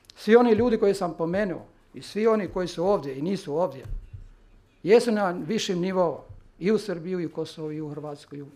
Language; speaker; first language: Serbian; non-native, local second language; Albanian